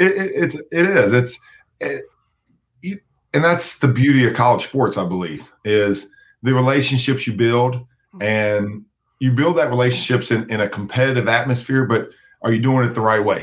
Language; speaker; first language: English; native; English